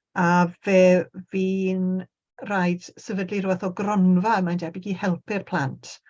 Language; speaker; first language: Welsh; native; Welsh